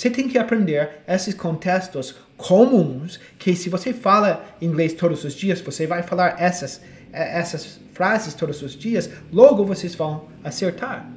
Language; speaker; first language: Portuguese; non-native, fluent; English